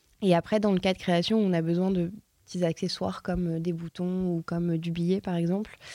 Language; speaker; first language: French; native; French